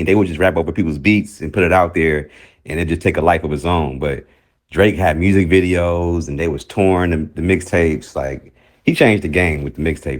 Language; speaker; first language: English; native; English